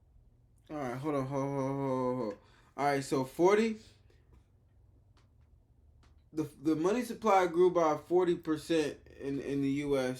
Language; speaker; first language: English; native; English